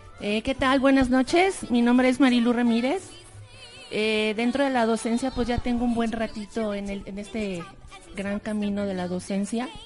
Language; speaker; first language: Spanish; native; Spanish